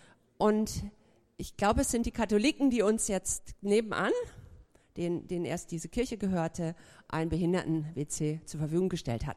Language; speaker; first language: German; native; German